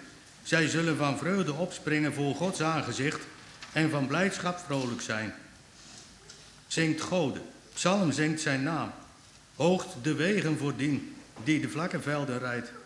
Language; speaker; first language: Dutch; native; Dutch